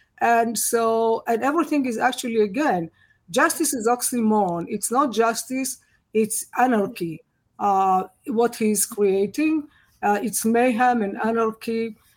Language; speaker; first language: English; non-native, fluent; Hebrew